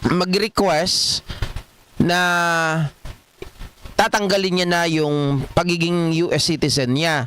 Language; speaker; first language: Filipino; native; Filipino